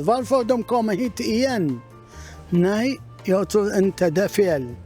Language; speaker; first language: Swedish; non-native, learner; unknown